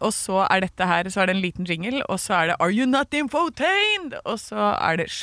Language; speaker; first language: Norwegian; native; Norwegian